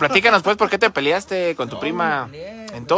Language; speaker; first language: Spanish; native; Spanish